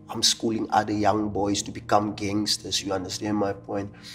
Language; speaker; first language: English; non-native, local second language; Afrikaans